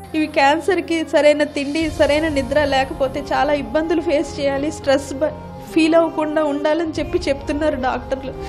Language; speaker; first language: Telugu; native; Telugu